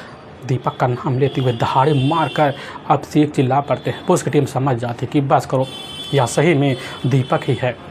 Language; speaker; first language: Hindi; native; Hindi